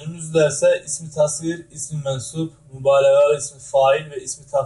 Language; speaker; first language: Turkish; native; Turkish